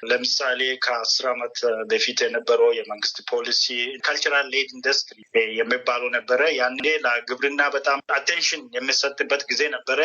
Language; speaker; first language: Amharic; non-native, local second language; Oromo